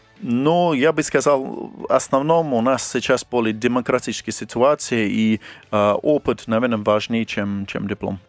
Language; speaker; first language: Russian; non-native, fluent; English